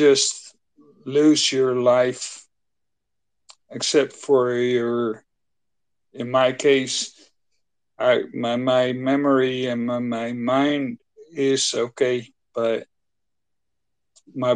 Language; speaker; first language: English; non-native, fluent; Dutch